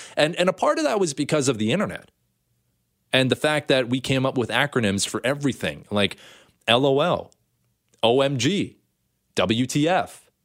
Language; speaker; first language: English; native; English